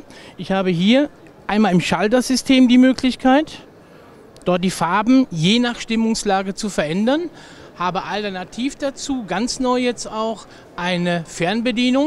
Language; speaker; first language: German; native; German